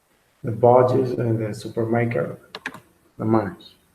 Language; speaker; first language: English; non-native, learner; Spanish